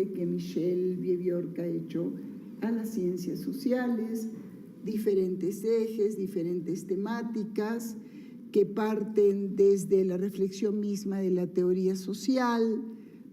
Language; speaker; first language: Spanish; native; Spanish